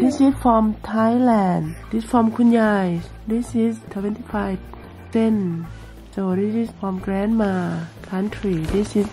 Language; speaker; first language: English; non-native, learner; Thai